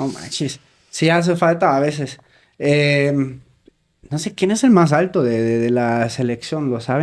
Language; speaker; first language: Spanish; native; Spanish